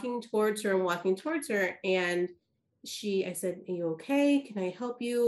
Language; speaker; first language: English; native; English